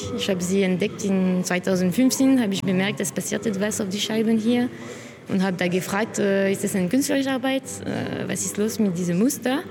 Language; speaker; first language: German; non-native, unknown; French